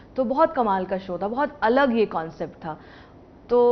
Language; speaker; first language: Hindi; native; Hindi